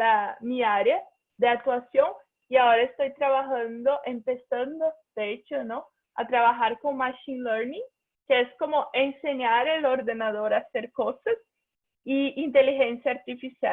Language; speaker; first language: Spanish; non-native, fluent; Portuguese